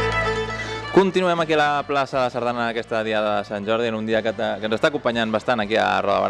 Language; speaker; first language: Catalan; native; Catalan